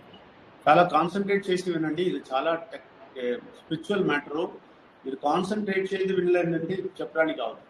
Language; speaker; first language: Telugu; non-native, learner; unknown